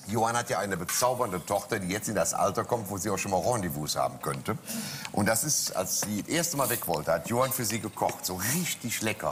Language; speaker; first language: German; native; German